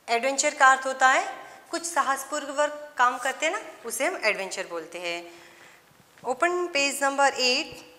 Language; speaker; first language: Hindi; non-native, local second language; Gujarati